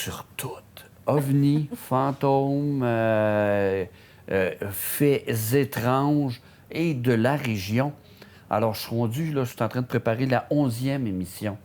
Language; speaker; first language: French; native; French